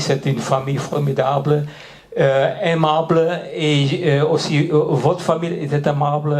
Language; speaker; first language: French; non-native, local second language; Dutch